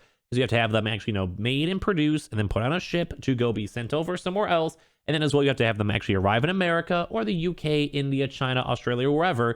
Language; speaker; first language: English; native; English